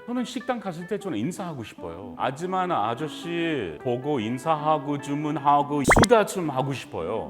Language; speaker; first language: Korean; non-native, learner; English